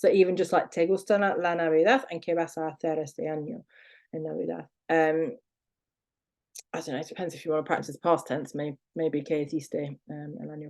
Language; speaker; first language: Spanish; non-native, fluent; English